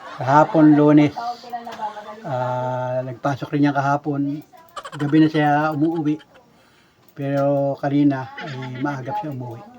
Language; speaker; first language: Filipino; native; Filipino